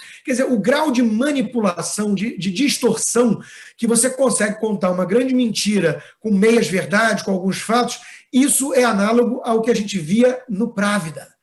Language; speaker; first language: Portuguese; native; Portuguese